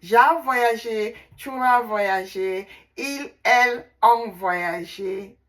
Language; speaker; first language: French; non-native, learner; Igbo